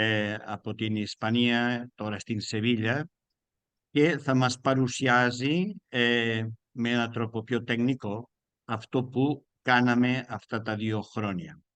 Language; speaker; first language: Greek; non-native, learner; Spanish